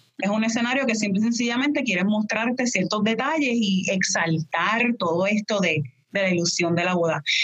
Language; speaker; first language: Spanish; native; Spanish